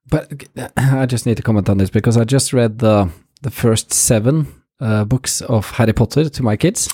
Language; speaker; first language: English; non-native, fluent; Norwegian